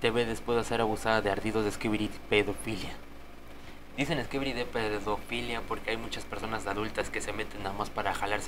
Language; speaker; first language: Spanish; native; Spanish